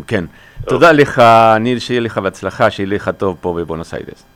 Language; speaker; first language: Hebrew; non-native, learner; Spanish